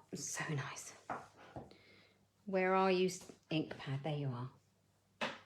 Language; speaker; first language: English; native; English